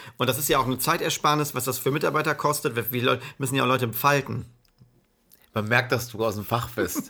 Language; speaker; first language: German; early bilingual, other home language; Italian